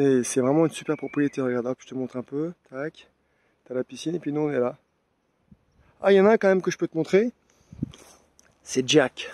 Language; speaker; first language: French; native; French